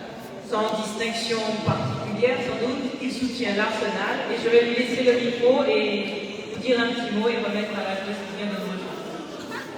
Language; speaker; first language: French; native; French